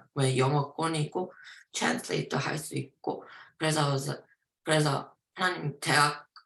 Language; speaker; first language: Korean; early bilingual, heritage; Korean